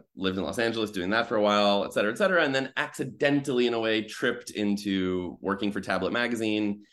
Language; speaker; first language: English; native; English